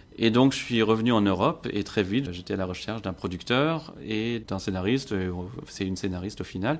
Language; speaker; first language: French; non-native, local second language; Luxembourgish